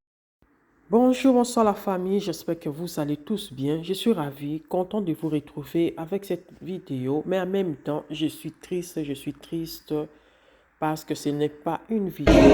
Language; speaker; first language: French; non-native, local second language; Lingala